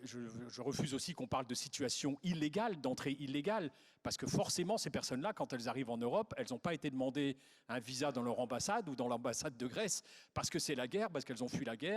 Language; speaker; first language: French; native; French